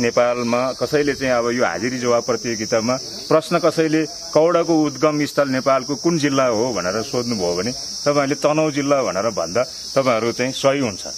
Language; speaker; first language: Nepali; non-native, local second language; Gurung